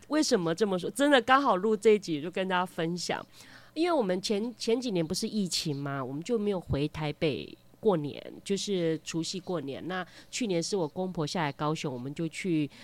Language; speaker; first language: Chinese; native; Chinese